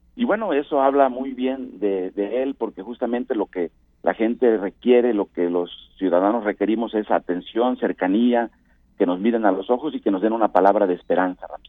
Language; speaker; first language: Spanish; native; Spanish